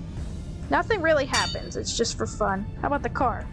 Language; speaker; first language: English; native; English